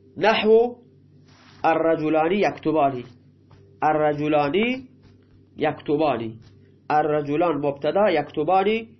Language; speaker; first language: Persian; non-native, local second language; Baluchi